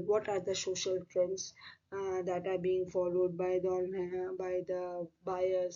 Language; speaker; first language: English; non-native, local second language; Hindi